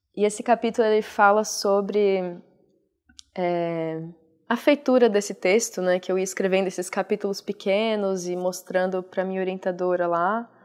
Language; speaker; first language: Portuguese; native; Portuguese